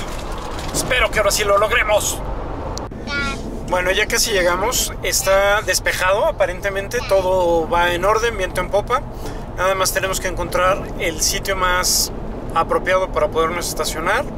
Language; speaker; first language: Spanish; native; Spanish